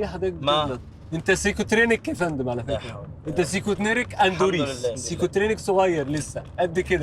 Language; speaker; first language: Arabic; native; Arabic